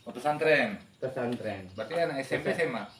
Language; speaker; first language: Indonesian; native; Indonesian